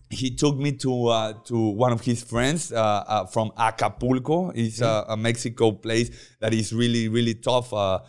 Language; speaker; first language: English; non-native, learner; Spanish